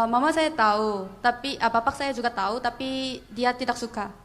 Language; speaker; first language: Indonesian; non-native, learner; Korean